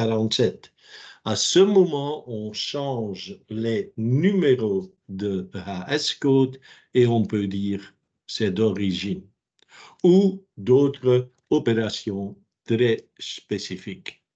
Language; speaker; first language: French; non-native, local second language; Dutch